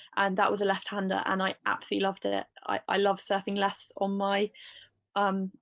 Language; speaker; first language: English; native; English